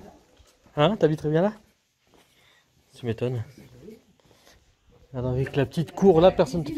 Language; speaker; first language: French; native; French